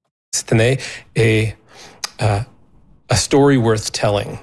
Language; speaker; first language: French; non-native, learner; English